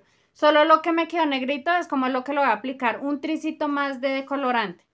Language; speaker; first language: Spanish; native; Spanish